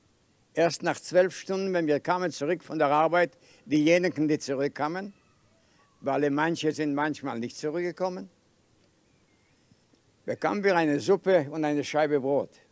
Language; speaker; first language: German; non-native, fluent; Yiddish